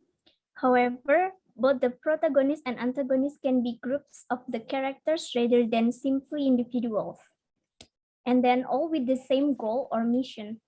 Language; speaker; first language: English; non-native, learner; Indonesian